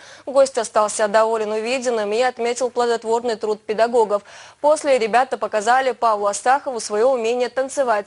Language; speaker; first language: Russian; native; Russian